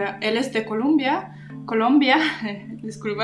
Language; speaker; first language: Spanish; non-native, learner; Russian